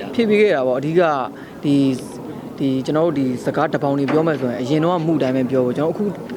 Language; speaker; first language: Burmese; native; Burmese